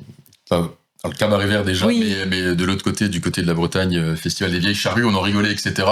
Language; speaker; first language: French; native; French